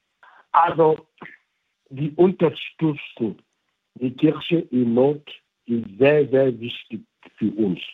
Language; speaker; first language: German; non-native, learner; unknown